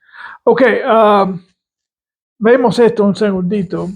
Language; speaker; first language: Spanish; non-native, fluent; English